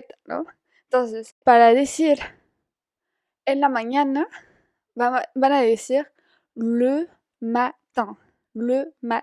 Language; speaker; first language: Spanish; non-native, fluent; French